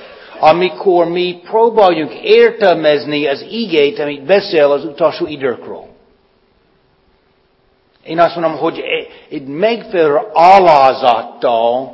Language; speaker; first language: Hungarian; non-native, fluent; English